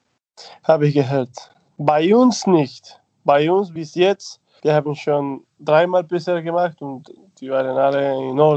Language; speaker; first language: German; non-native, fluent; Spanish